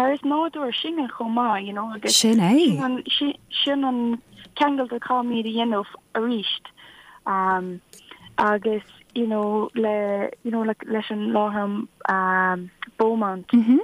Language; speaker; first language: Irish; non-native, local second language; English